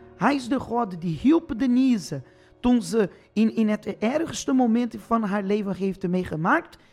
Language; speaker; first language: Dutch; non-native, fluent; Portuguese